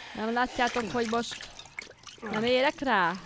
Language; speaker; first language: Hungarian; native; Hungarian